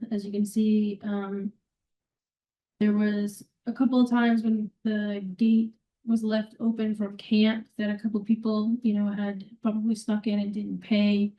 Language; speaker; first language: English; native; English